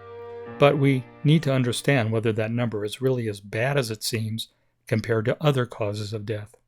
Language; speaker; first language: English; native; English